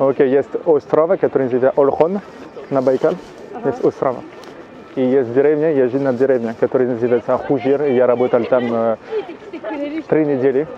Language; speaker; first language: Russian; non-native, learner; French